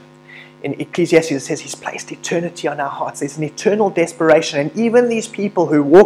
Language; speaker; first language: English; native; English